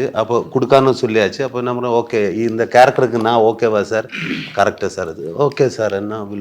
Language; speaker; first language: Tamil; non-native, learner; Malayalam